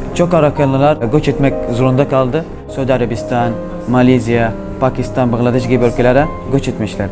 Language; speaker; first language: Turkish; early bilingual, other home language; Arabic